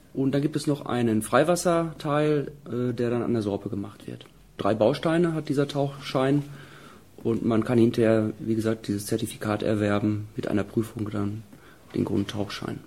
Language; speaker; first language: German; native; German